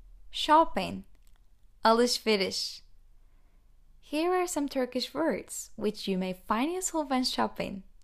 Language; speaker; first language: English; non-native, fluent; Turkish